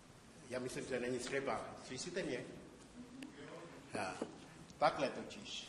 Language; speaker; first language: Czech; non-native, learner; Indonesian